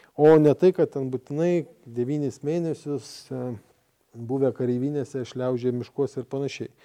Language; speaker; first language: Lithuanian; non-native, fluent; Swedish